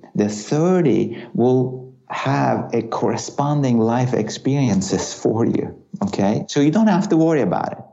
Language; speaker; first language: English; non-native, fluent; Turkish